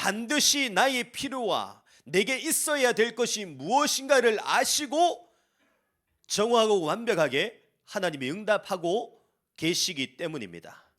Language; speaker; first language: Korean; native; Korean